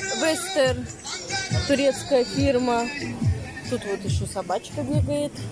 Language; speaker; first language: Russian; native; Russian